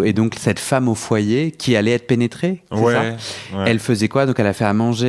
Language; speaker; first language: French; native; French